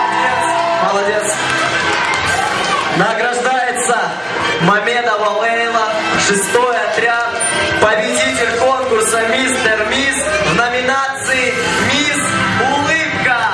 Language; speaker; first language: Russian; native; Russian